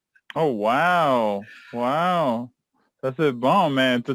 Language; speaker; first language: French; non-native, fluent; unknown